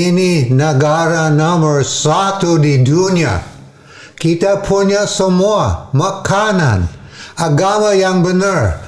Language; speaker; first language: Indonesian; non-native, fluent; English